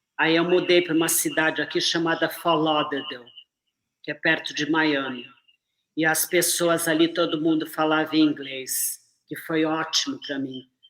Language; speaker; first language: Portuguese; native; Portuguese